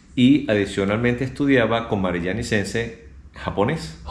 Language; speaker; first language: Spanish; early bilingual, other home language; Japanese